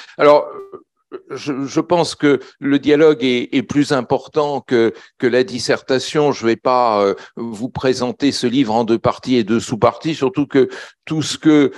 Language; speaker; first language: French; native; French